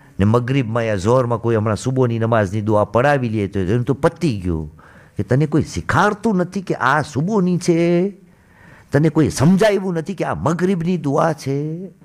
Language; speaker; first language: Gujarati; early bilingual, heritage; Gujarati